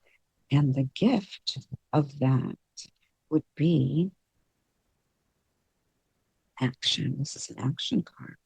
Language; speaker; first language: English; native; English